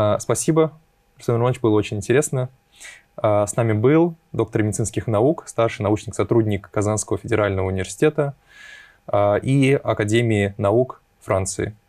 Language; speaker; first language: Russian; native; Russian